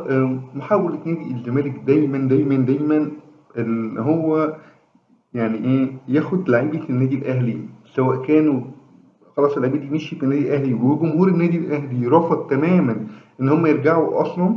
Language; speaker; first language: Arabic; native; Arabic